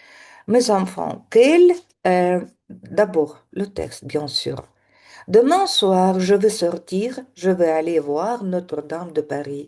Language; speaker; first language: French; non-native, fluent; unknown